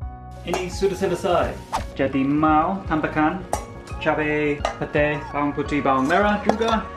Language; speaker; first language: Indonesian; non-native, learner; English